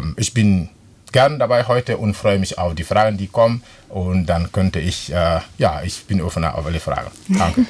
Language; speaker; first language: German; non-native, fluent; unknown